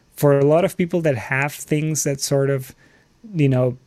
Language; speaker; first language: English; non-native, fluent; Spanish